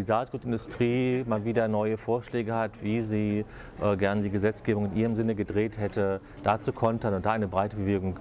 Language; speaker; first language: German; native; German